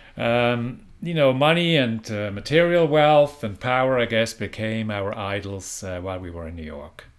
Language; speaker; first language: English; non-native, fluent; German